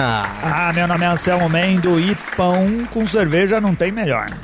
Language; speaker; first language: Portuguese; native; Portuguese